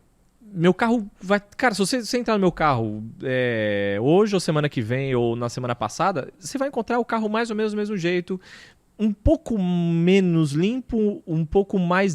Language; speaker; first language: Portuguese; native; Portuguese